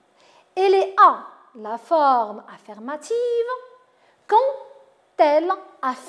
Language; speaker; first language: French; non-native, local second language; Arabic